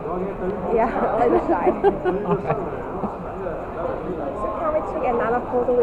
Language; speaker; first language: English; non-native, learner; Chinese